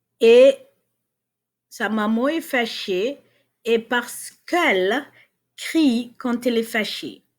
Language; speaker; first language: French; non-native, fluent; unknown